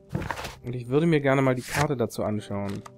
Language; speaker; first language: German; native; German